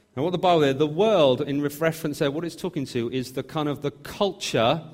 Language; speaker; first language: English; native; English